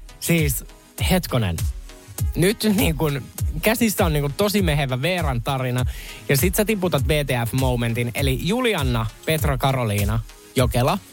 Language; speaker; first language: Finnish; native; Finnish